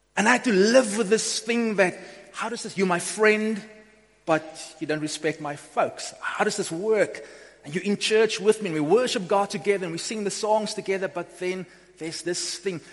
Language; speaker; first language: English; non-native, local second language; Afrikaans